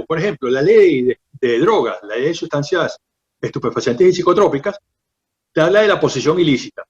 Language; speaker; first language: Spanish; native; Spanish